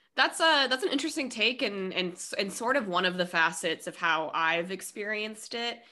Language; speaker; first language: English; native; English